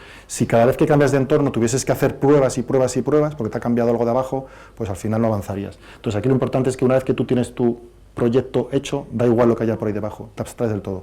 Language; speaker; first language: Spanish; native; Spanish